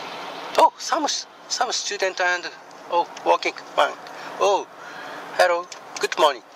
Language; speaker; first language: English; non-native, learner; Japanese